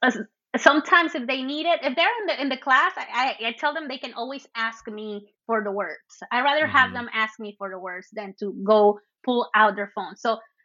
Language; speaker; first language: English; early bilingual, other home language; Spanish